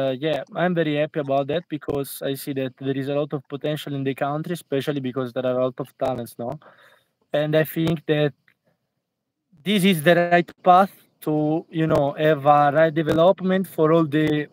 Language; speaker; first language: English; non-native, fluent; Italian